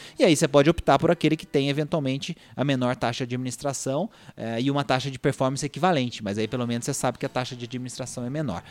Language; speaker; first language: Portuguese; native; Portuguese